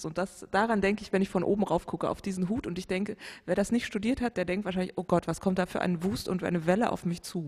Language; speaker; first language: German; native; German